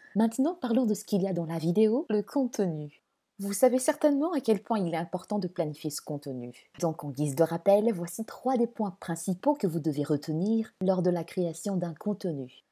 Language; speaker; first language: French; non-native, local second language; Malagasy